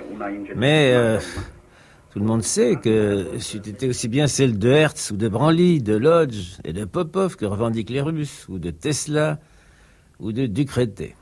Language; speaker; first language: French; native; French